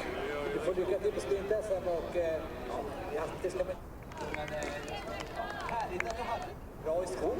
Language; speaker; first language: Swedish; native; Swedish